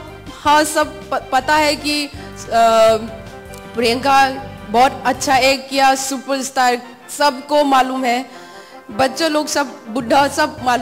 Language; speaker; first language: Hindi; non-native, local second language; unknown